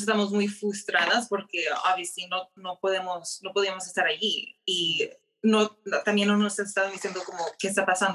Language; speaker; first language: Spanish; early bilingual, heritage; Spanish